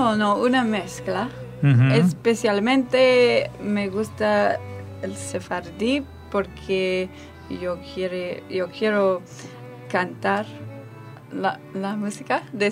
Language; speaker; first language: Spanish; non-native, learner; English